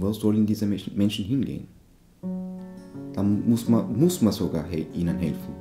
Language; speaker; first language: German; non-native, fluent; Turkish